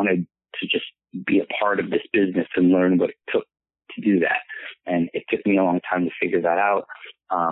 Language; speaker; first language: English; native; English